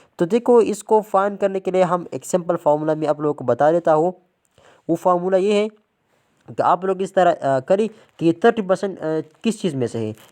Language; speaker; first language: Urdu; non-native, local second language; Pashto